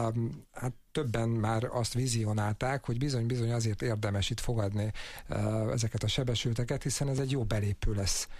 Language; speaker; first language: Hungarian; native; Hungarian